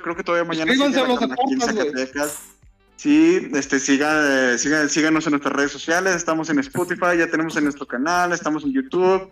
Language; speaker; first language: Spanish; native; Spanish